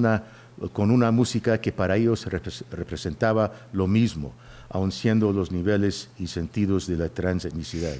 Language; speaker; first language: Spanish; early bilingual, heritage; Spanish